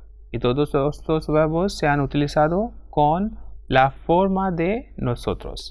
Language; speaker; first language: Spanish; non-native, fluent; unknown